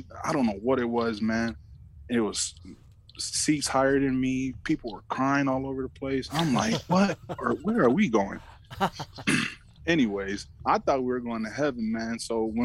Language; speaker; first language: English; early bilingual, other home language; Samoan